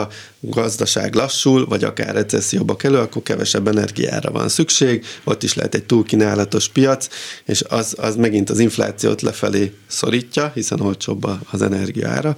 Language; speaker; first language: Hungarian; native; Hungarian